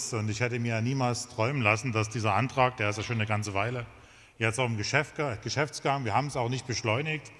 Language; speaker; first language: German; native; German